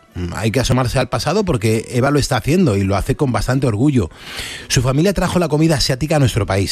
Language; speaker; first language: Spanish; native; Spanish